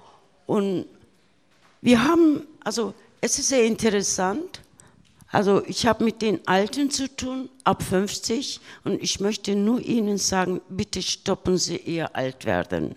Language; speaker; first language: German; early bilingual, other home language; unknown